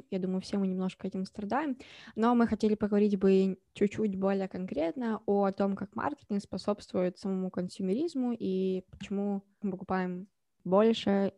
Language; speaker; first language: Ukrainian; non-native, local second language; Russian